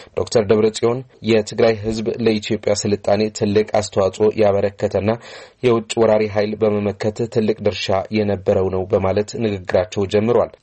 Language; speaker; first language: Amharic; non-native, local second language; Tigrinya